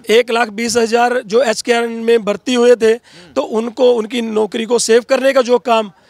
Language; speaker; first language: Hindi; native; Hindi